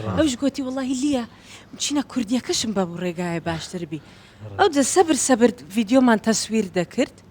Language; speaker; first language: Central Kurdish; early bilingual, heritage; Central Kurdish